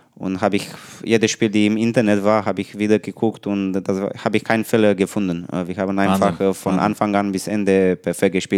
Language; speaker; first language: German; non-native, learner; Romanian